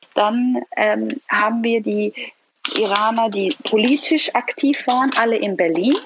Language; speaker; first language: German; early bilingual, other home language; Persian